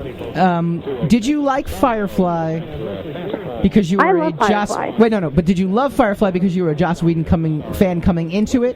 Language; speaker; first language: English; native; English